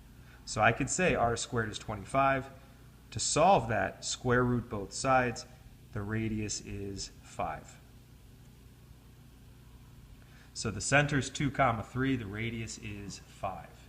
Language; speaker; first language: English; native; English